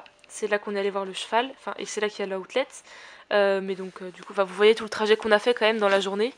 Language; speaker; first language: French; native; French